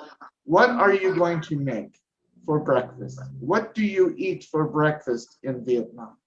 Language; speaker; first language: English; non-native, learner; Vietnamese